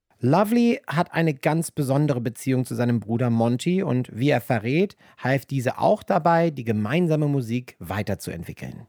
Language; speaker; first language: German; native; German